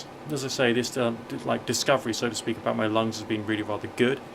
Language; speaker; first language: English; native; English